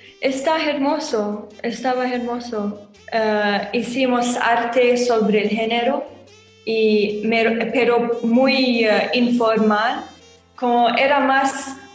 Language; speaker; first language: Spanish; non-native, learner; Arabic